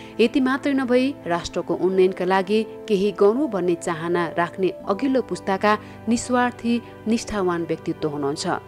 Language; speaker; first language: Nepali; native; Nepali